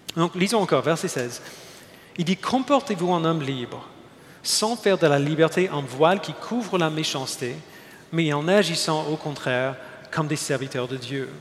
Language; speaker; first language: French; non-native, fluent; English